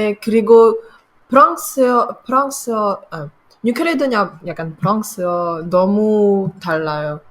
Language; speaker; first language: Korean; non-native, learner; French